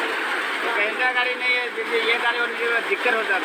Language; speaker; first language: Hindi; non-native, local second language; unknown